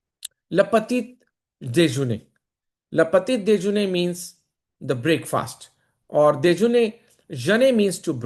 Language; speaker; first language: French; non-native, fluent; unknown